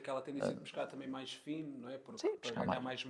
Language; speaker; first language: Portuguese; native; Portuguese